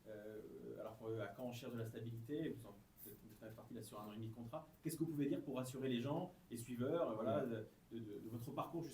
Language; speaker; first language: French; native; French